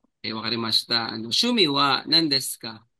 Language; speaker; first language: Japanese; non-native, fluent; Filipino